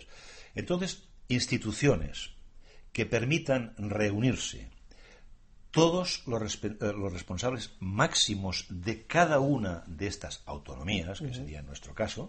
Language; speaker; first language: Spanish; native; Spanish